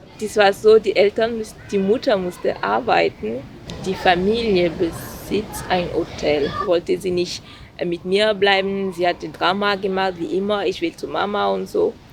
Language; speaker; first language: German; non-native, fluent; French